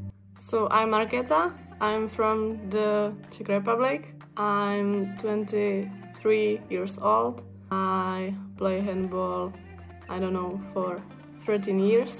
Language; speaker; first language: English; non-native, fluent; Czech